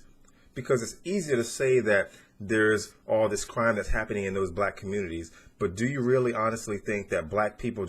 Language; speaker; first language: English; native; English